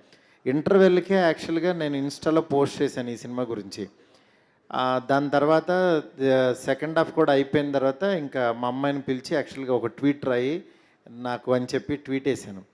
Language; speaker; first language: Telugu; native; Telugu